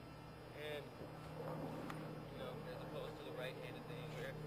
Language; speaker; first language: English; native; English